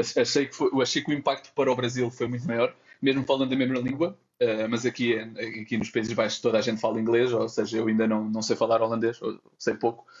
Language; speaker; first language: Portuguese; native; Portuguese